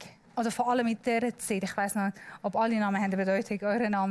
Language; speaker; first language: German; non-native, learner; Persian